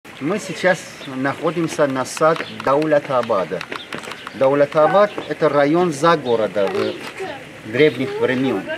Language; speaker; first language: Russian; non-native, learner; Persian